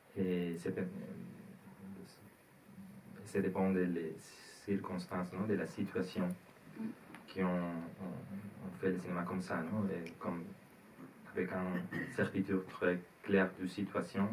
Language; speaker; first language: French; non-native, learner; Spanish